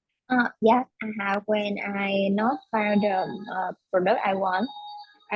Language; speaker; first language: English; non-native, learner; Vietnamese